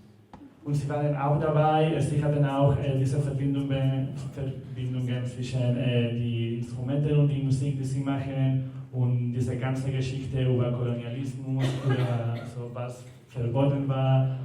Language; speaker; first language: German; non-native, learner; Spanish